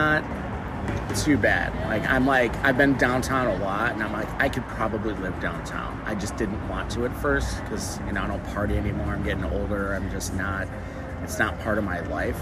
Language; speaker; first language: English; native; English